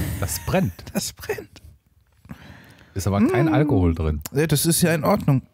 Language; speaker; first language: German; native; German